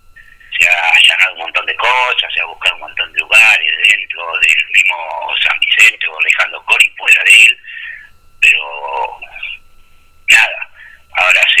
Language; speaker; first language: Spanish; native; Spanish